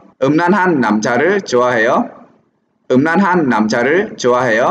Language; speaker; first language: Korean; non-native, fluent; Vietnamese